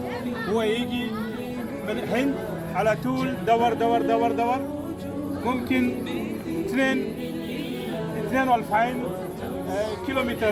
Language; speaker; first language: Arabic; non-native, learner; Hindi